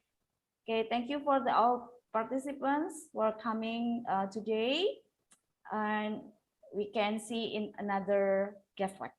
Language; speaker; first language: English; non-native, local second language; Indonesian